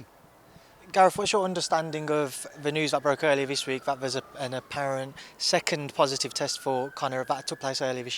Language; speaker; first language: English; native; English